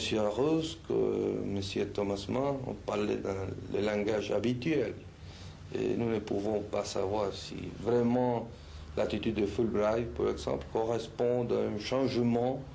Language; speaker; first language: French; non-native, fluent; Spanish